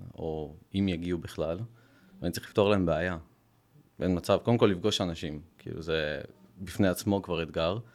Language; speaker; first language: Hebrew; early bilingual, other home language; Russian